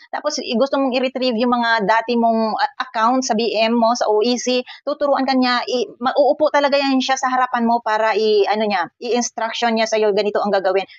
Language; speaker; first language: Filipino; non-native, local second language; Cebuano